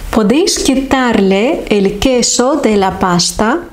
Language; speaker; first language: Spanish; non-native, fluent; Lithuanian